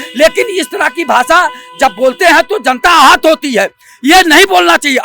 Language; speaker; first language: Hindi; native; Hindi